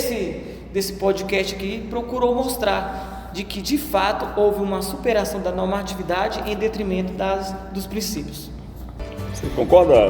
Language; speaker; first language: Portuguese; native; Portuguese